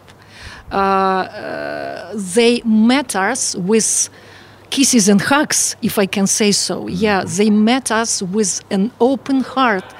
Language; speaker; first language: English; non-native, fluent; Ukrainian